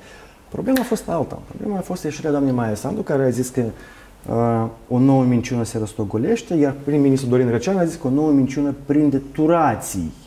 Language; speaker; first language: Romanian; native; Romanian